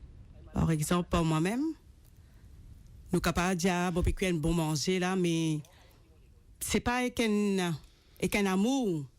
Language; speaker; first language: French; non-native, local second language; Morisyen